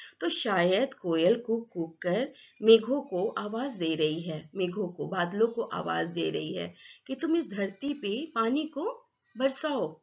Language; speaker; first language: Hindi; non-native, local second language; Assamese